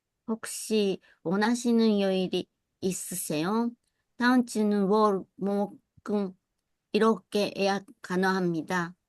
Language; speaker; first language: Korean; non-native, learner; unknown